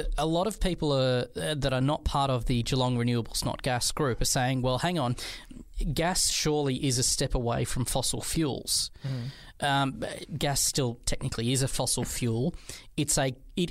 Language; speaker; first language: English; native; English